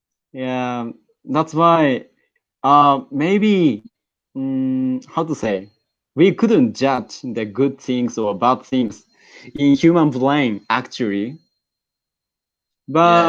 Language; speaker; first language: English; non-native, learner; Japanese